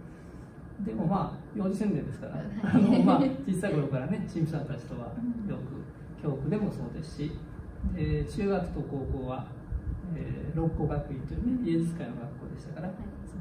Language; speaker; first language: Japanese; native; Japanese